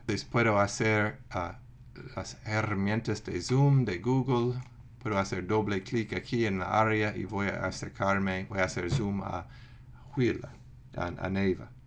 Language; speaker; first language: Spanish; non-native, fluent; English